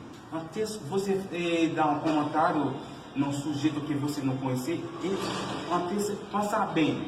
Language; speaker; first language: Portuguese; non-native, learner; Haitian Creole